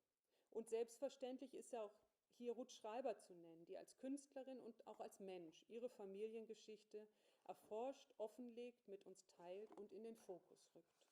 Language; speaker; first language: German; native; German